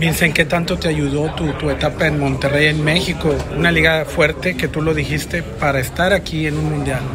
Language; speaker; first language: Spanish; native; Spanish